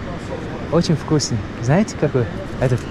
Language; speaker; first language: Russian; non-native, local second language; Tajik